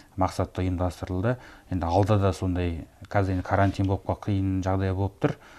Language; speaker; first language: Kazakh; native; Kazakh